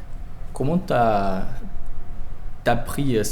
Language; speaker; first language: French; non-native, fluent; Portuguese